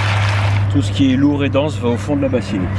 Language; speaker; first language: French; native; French